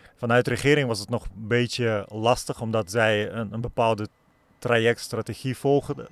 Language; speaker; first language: Dutch; non-native, fluent; Ukrainian